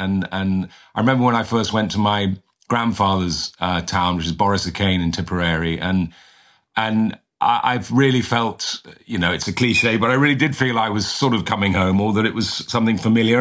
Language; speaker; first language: English; native; English